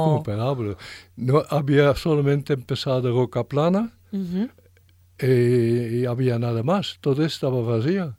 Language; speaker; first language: Spanish; non-native, fluent; French